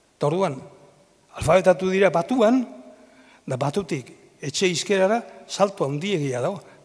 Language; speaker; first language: Basque; native; Basque